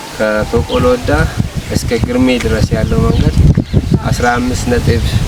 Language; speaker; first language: Amharic; non-native, local second language; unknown